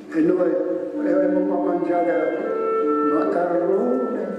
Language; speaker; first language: Italian; early bilingual, heritage; Italian